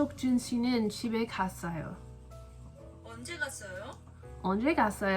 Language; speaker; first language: Korean; non-native, learner; English